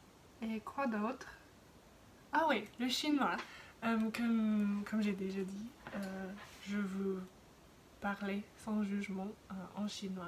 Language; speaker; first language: French; non-native, fluent; English